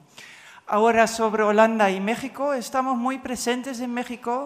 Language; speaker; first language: Spanish; non-native, fluent; Dutch